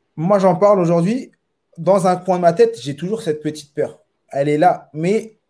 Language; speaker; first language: French; native; French